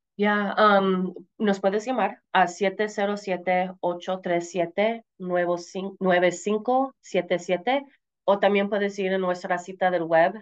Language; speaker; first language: Spanish; early bilingual, heritage; Spanish